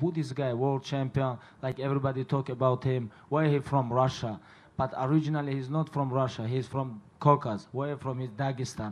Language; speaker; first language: English; non-native, fluent; Russian